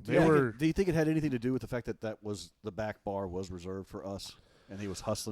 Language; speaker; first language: English; native; English